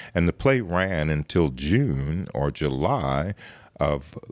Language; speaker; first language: English; native; English